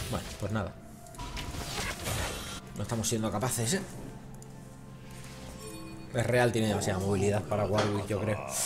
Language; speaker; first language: Spanish; native; Spanish